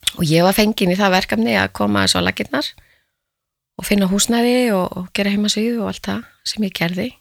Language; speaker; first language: Icelandic; native; Icelandic